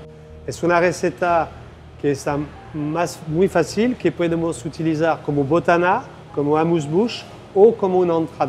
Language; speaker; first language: Spanish; non-native, fluent; French